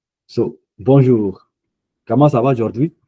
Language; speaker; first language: French; non-native, fluent; Punjabi